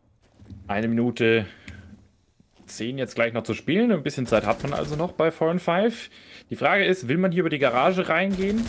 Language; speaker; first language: German; native; German